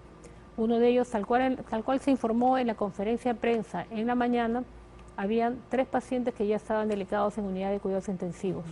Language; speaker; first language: Spanish; native; Spanish